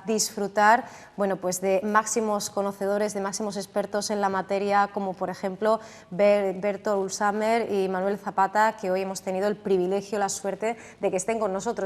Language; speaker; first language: Spanish; native; Spanish